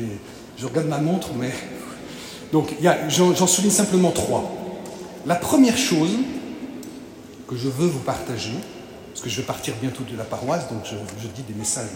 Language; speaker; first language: French; native; French